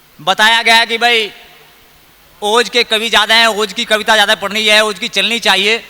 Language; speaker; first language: Hindi; native; Hindi